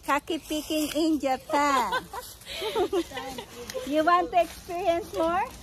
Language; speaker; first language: English; non-native, local second language; Filipino